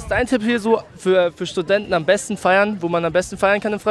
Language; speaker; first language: German; native; German